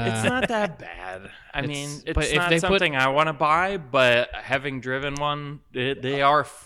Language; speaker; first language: English; native; English